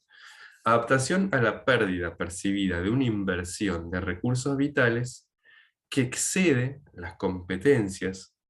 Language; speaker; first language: Spanish; native; Spanish